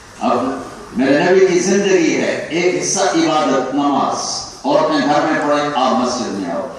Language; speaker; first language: Urdu; non-native, local second language; Punjabi